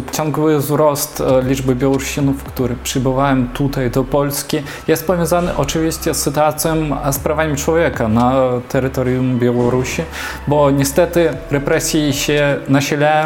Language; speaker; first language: Polish; non-native, fluent; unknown